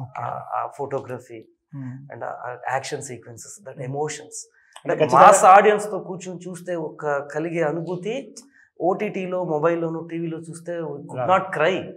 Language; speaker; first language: Telugu; native; Telugu